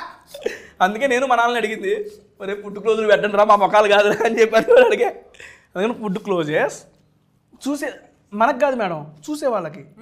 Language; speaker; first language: Telugu; native; Telugu